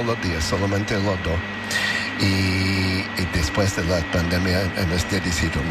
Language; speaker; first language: Spanish; non-native, learner; English